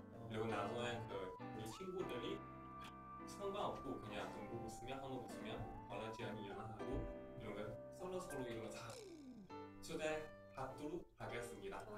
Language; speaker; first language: Korean; non-native, learner; Chinese